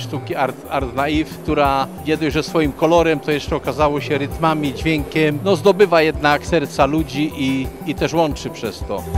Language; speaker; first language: Polish; native; Polish